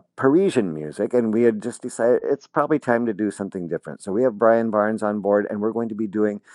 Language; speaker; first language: English; native; English